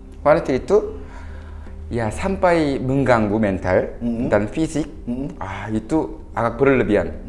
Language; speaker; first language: Indonesian; non-native, fluent; Korean